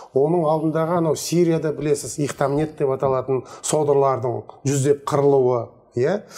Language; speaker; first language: Kazakh; native; Kazakh